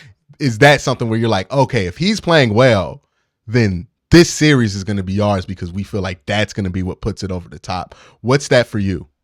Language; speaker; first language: English; native; English